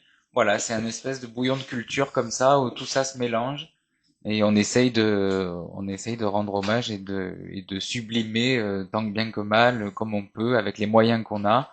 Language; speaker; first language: French; native; French